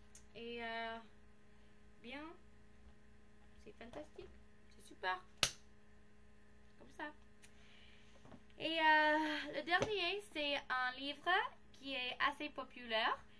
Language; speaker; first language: French; non-native, learner; English